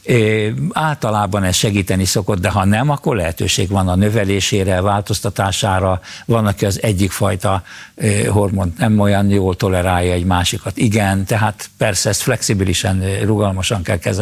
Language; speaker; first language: Hungarian; native; Hungarian